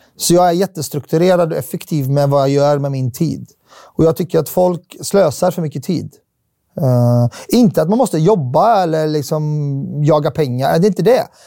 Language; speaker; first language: Swedish; early bilingual, other home language; Arabic